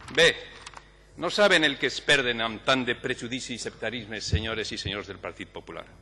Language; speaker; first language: Catalan; non-native, local second language; Spanish